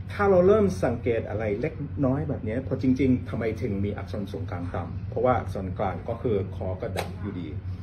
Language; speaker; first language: Thai; non-native, fluent; English